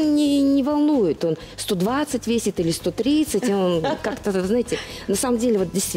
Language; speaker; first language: Russian; native; Russian